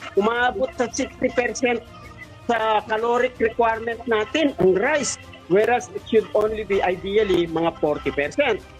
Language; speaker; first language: Filipino; non-native, local second language; Pampanga